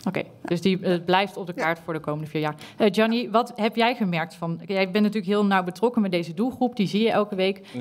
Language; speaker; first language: Dutch; native; Dutch